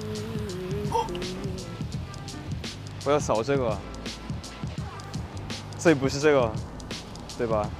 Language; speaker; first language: Chinese; non-native, fluent; English